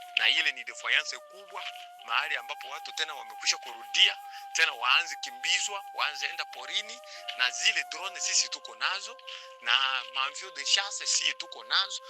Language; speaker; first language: Swahili; native; Swahili